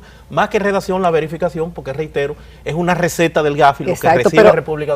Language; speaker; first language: Spanish; native; Spanish